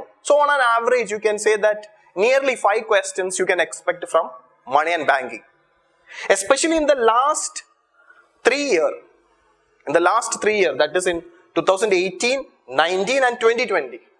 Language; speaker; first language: English; non-native, local second language; Malayalam